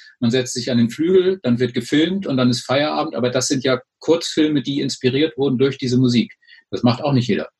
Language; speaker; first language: German; native; German